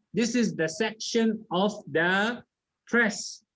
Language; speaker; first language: English; non-native, learner; Arabic